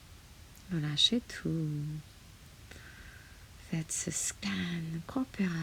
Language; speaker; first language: French; non-native, fluent; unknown